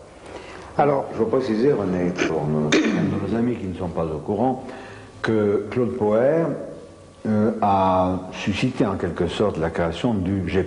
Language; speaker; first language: French; native; French